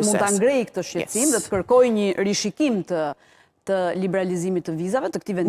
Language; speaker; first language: Albanian; native; Albanian